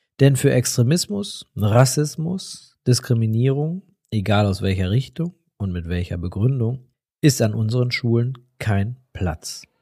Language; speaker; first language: German; native; German